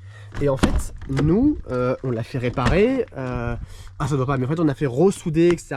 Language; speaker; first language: French; native; French